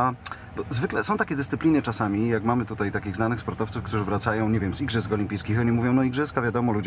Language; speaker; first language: Polish; native; Polish